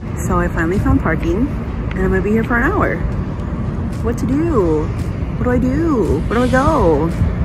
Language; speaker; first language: English; native; English